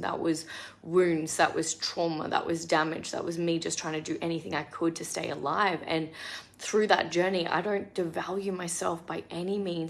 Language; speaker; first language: English; native; English